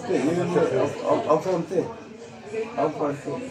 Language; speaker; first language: French; non-native, learner; Spanish